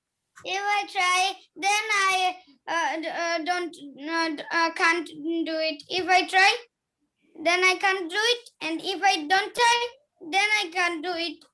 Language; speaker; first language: English; non-native, learner; Bangla